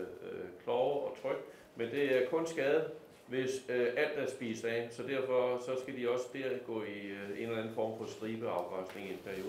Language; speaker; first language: Danish; native; Danish